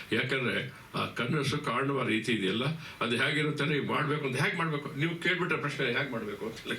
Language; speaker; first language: Kannada; native; Kannada